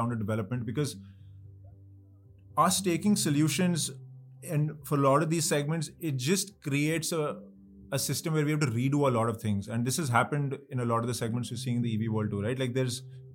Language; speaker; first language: English; non-native, local second language; Hindi